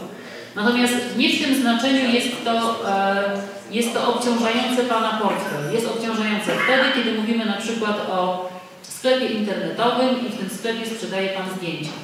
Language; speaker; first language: Polish; native; Polish